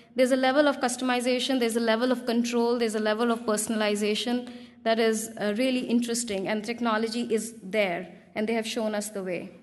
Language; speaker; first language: English; non-native, local second language; Hindi